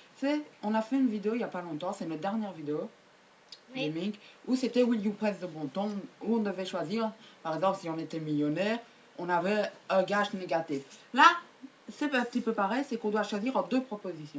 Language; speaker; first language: French; native; French